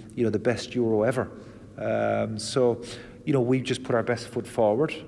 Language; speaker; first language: English; native; English